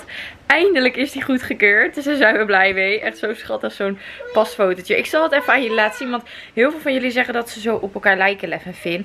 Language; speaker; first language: Dutch; native; Dutch